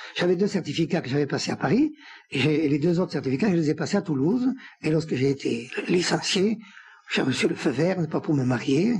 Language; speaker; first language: French; native; French